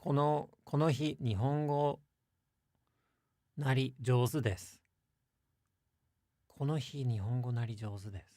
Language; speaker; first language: Japanese; non-native, fluent; English